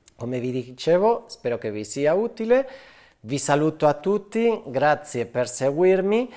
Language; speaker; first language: Italian; non-native, fluent; Spanish